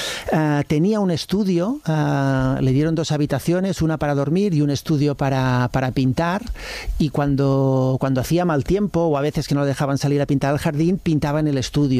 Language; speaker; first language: Spanish; native; Spanish